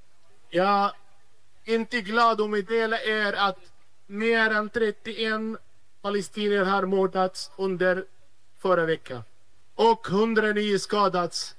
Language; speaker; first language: Swedish; non-native, fluent; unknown